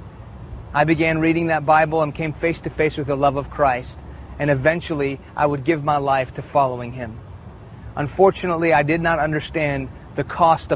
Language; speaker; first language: English; early bilingual, other home language; Persian